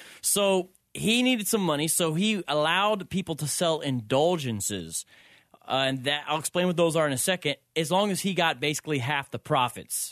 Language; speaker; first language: English; native; English